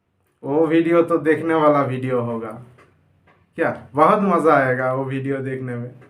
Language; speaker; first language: Hindi; non-native, local second language; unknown